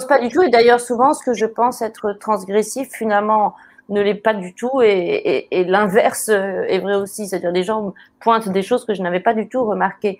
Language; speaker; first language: French; native; French